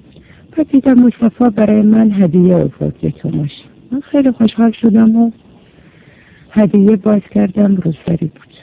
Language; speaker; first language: Persian; non-native, learner; Arabic